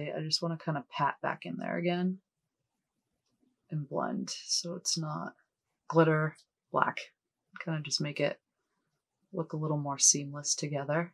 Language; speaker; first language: English; native; English